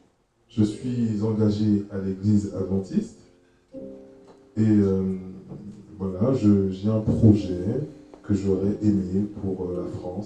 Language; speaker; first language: French; native; French